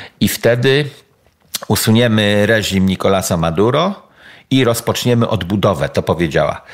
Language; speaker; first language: Polish; native; Polish